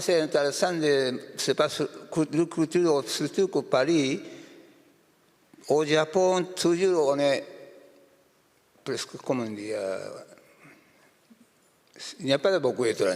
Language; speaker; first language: French; non-native, learner; Japanese